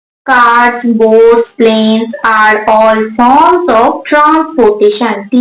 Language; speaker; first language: English; non-native, local second language; Bangla